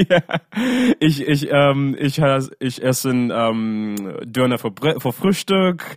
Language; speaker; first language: German; non-native, learner; English